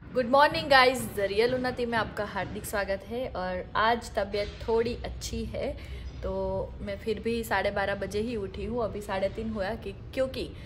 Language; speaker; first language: Hindi; non-native, local second language; Gujarati